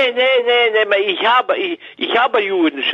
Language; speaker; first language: German; non-native, learner; French